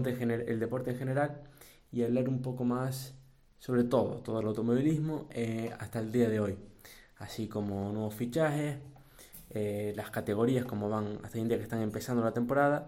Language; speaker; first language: Spanish; native; Spanish